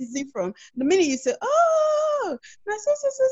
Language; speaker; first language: English; non-native, local second language; Krio